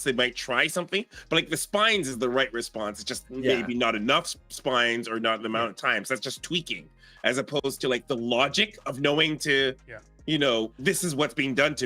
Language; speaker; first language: English; native; English